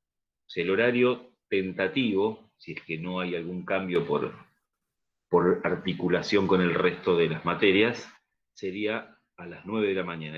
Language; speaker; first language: Spanish; native; Spanish